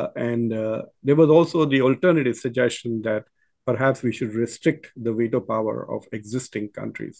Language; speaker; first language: English; non-native, local second language; Urdu